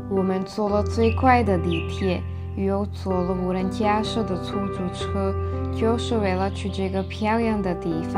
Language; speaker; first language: Chinese; non-native, fluent; Czech